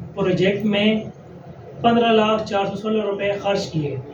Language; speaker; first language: Urdu; non-native, local second language; Punjabi